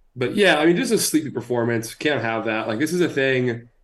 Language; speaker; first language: English; native; English